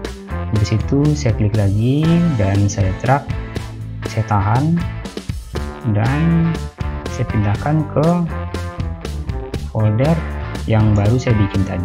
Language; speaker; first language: Indonesian; native; Indonesian